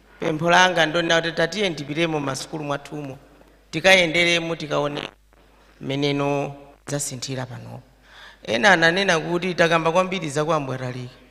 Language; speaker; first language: Nyanja; native; Nyanja